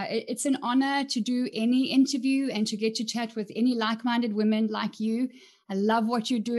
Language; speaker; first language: English; native; English